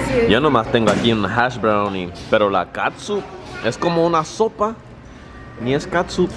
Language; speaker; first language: Spanish; early bilingual, heritage; Spanish